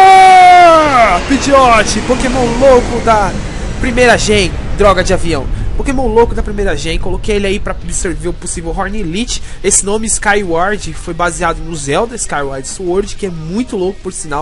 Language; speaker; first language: Portuguese; native; Portuguese